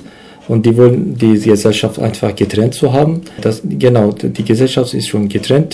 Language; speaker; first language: German; non-native, learner; Turkish